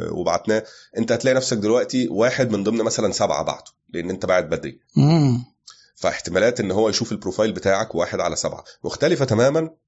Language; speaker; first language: Arabic; native; Arabic